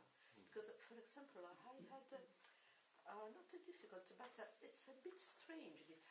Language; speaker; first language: English; non-native, learner; Italian